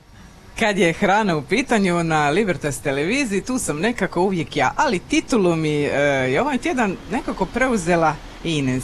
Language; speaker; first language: Croatian; native; Croatian